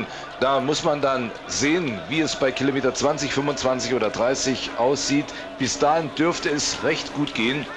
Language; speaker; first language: German; native; German